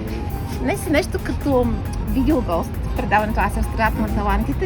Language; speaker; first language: Bulgarian; native; Bulgarian